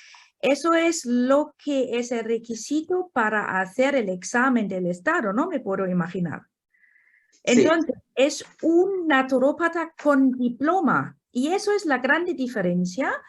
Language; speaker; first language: Spanish; non-native, fluent; German